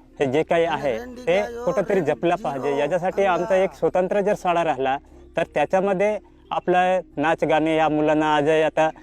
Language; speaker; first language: Marathi; non-native, local second language; Gondi